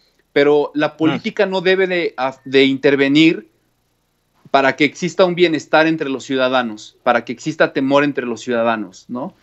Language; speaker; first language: Spanish; native; Spanish